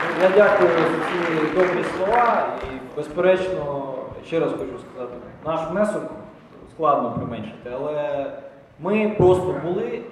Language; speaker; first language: Ukrainian; native; Ukrainian